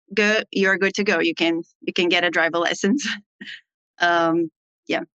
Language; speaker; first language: English; non-native, fluent; Portuguese